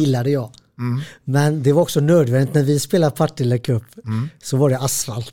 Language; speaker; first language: Swedish; early bilingual, other home language; Serbian